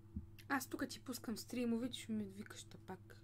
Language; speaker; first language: Bulgarian; native; Bulgarian